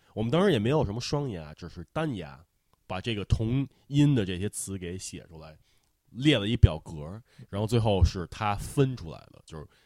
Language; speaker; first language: Chinese; early bilingual, heritage; Chinese